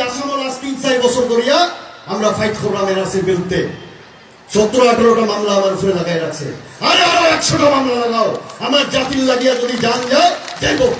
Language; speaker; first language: Bangla; native; Bangla